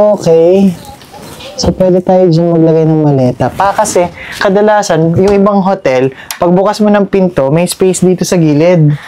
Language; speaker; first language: Filipino; native; Filipino